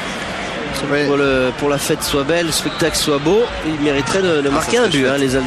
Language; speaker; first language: French; native; French